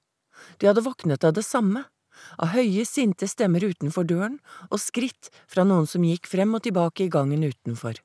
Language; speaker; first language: Norwegian; native; Norwegian